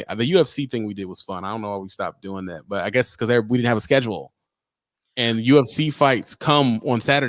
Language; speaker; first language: English; native; English